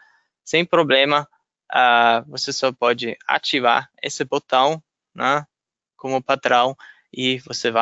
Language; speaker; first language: Portuguese; non-native, fluent; German